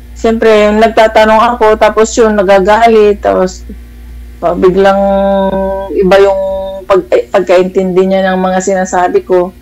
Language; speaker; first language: Filipino; non-native, local second language; Iloko